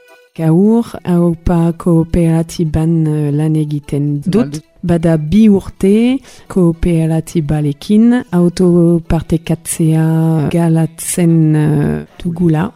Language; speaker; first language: Basque; non-native, learner; French